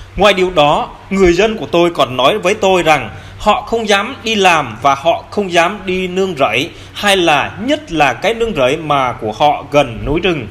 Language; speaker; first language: Vietnamese; non-native, local second language; Jarai